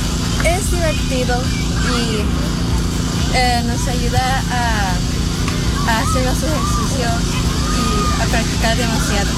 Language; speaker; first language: Spanish; early bilingual, other home language; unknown